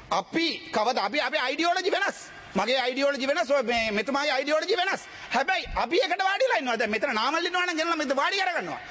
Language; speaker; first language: Sinhala; non-native, local second language; Tamil